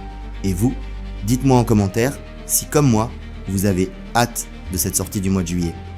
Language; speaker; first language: French; native; French